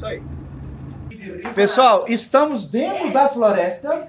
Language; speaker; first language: Portuguese; native; Portuguese